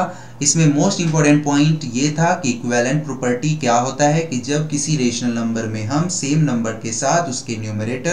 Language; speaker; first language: Hindi; native; Hindi